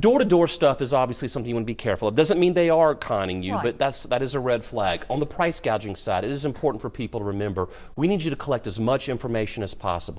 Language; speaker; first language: English; native; English